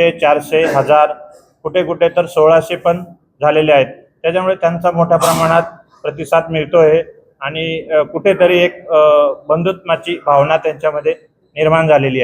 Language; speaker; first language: Marathi; native; Marathi